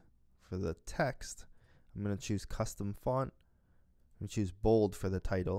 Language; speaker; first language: English; native; English